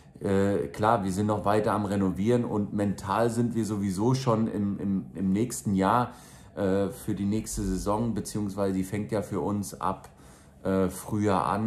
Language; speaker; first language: German; native; German